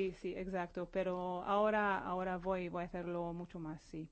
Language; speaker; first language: Spanish; non-native, fluent; Hebrew